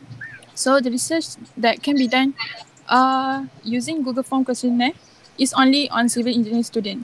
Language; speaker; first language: English; non-native, local second language; Malay